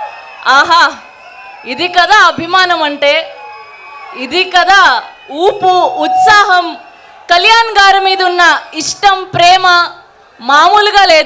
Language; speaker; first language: Telugu; native; Telugu